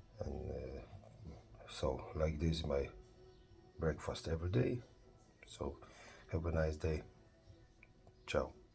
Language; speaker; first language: English; non-native, learner; Polish